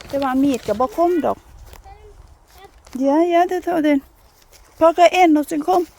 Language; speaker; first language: Swedish; non-native, learner; Thai